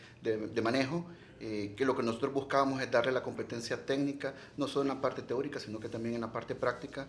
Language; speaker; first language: Spanish; native; Spanish